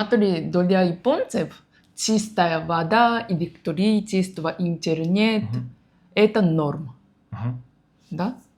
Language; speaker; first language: Russian; non-native, learner; Japanese